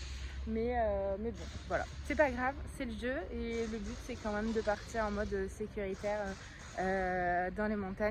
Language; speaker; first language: French; native; French